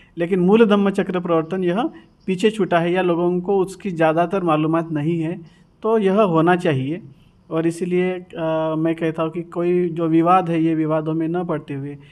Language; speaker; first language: Hindi; non-native, local second language; Marathi